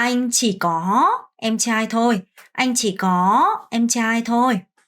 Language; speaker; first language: Vietnamese; non-native, fluent; Korean